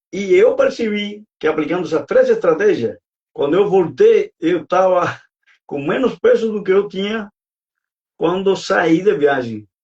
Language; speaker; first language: Portuguese; non-native, fluent; Spanish